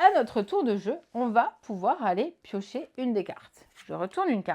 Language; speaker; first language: French; native; French